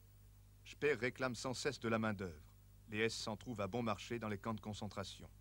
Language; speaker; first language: French; native; French